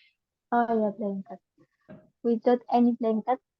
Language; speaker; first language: English; non-native, learner; Indonesian